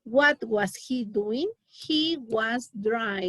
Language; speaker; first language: English; non-native, learner; Spanish